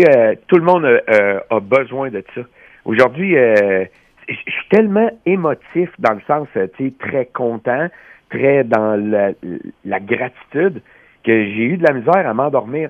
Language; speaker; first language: French; native; French